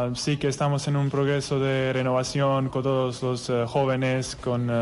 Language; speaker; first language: Spanish; non-native, fluent; Croatian